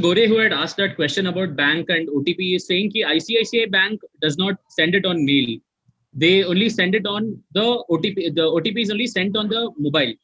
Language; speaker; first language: English; non-native, local second language; Marathi